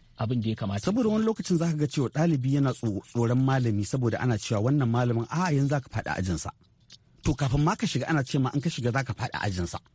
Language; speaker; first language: Hausa; native; Hausa